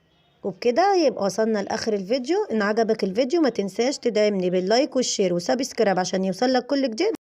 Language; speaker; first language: Arabic; native; Arabic